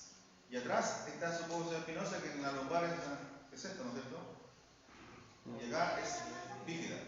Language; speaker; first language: Spanish; native; Spanish